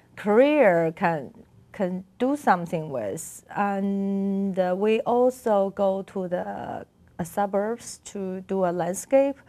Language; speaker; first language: English; non-native, learner; Chinese